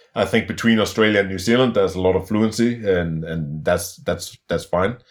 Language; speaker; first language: English; non-native, fluent; Danish